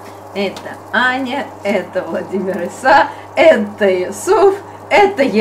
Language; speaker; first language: Russian; native; Russian